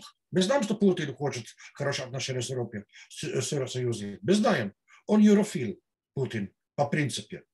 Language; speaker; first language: Russian; non-native, fluent; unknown